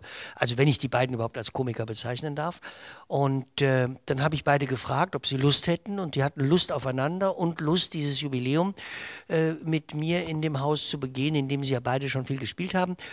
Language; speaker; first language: German; native; German